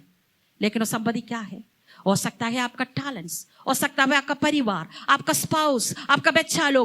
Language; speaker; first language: Hindi; non-native, local second language; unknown